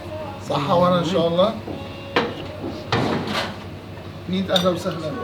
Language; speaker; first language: Arabic; native; Arabic